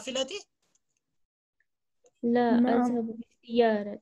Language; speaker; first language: Arabic; non-native, learner; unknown